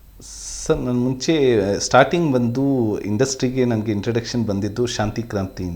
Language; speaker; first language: Kannada; non-native, local second language; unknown